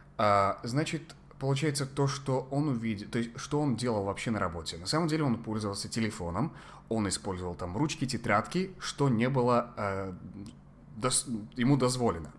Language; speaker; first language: Russian; non-native, fluent; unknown